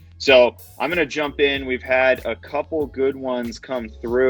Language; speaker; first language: English; native; English